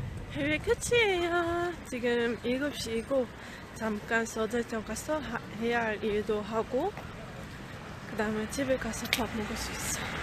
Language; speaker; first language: Korean; non-native, learner; Dutch